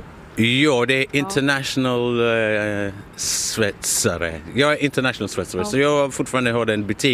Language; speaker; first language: Swedish; non-native, fluent; English